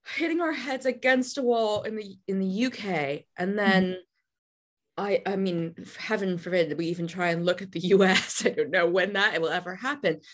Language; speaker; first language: English; native; English